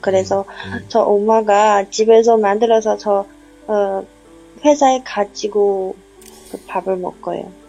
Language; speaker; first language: Korean; non-native, learner; Chinese